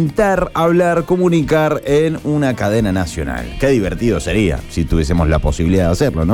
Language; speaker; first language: Spanish; native; Spanish